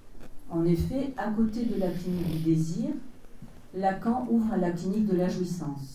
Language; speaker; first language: French; native; French